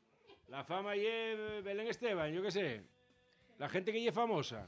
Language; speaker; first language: Spanish; native; Spanish